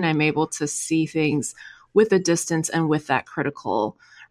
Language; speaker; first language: English; early bilingual, other home language; Chinese